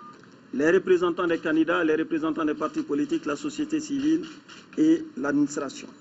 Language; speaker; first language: French; non-native, local second language; Bambara